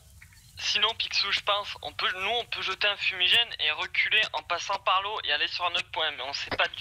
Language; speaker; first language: French; native; French